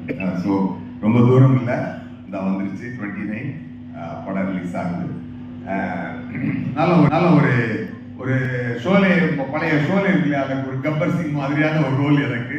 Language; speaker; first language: Tamil; native; Tamil